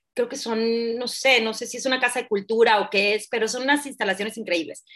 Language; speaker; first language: Spanish; native; Spanish